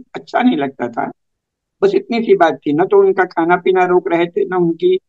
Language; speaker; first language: Hindi; native; Hindi